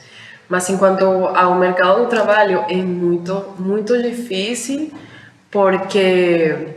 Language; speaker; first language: Portuguese; non-native, fluent; Spanish